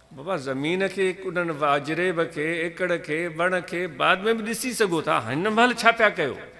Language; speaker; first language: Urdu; non-native, local second language; Sindhi